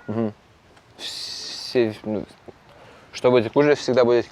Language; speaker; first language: Russian; non-native, learner; Lithuanian